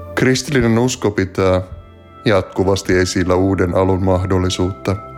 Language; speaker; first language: Finnish; native; Finnish